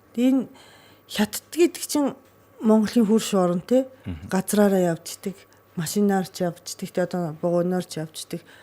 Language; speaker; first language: Mongolian; non-native, fluent; Japanese